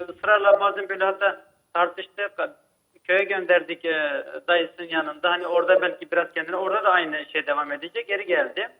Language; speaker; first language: Turkish; native; Turkish